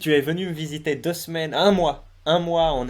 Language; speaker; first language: French; native; French